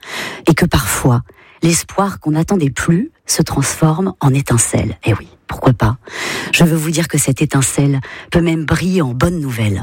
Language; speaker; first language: French; native; French